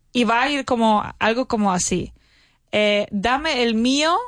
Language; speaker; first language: Spanish; non-native, fluent; English